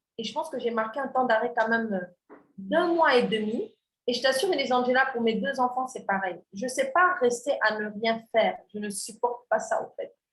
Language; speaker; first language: French; non-native, local second language; Wolof